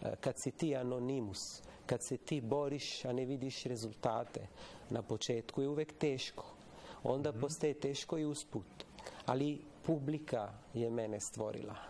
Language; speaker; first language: Serbian; non-native, fluent; Italian